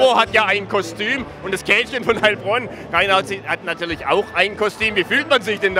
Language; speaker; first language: German; native; German